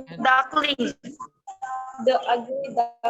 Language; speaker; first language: English; non-native, learner; Indonesian